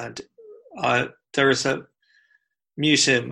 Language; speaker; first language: English; non-native, fluent; Finnish